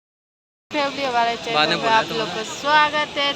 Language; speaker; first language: Hindi; non-native, local second language; Bhojpuri